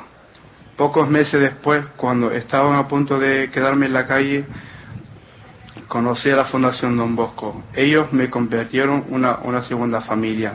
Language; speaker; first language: Spanish; non-native, fluent; Arabic